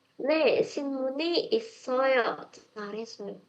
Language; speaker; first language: Korean; non-native, fluent; Indonesian